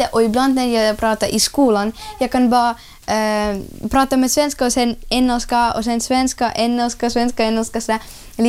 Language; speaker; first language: Swedish; non-native, learner; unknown